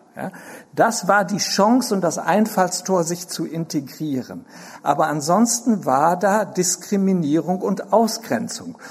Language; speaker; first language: German; native; German